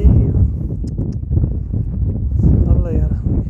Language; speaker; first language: Arabic; non-native, learner; Urdu